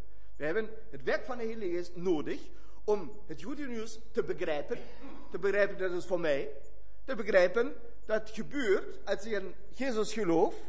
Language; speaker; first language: Dutch; non-native, fluent; German